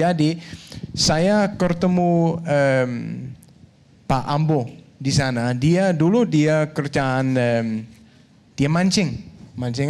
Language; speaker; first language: Indonesian; non-native, learner; Danish